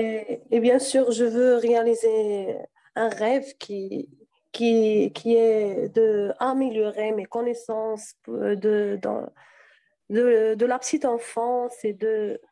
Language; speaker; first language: French; non-native, fluent; Arabic